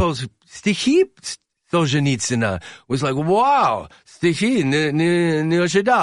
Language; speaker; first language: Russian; non-native, learner; English